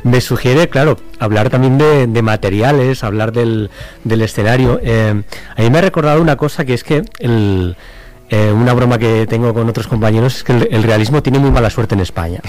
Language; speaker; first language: Spanish; native; Spanish